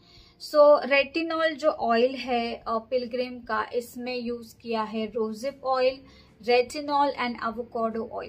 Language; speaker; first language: Hindi; native; Hindi